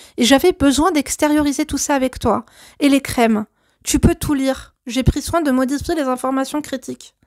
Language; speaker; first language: French; native; French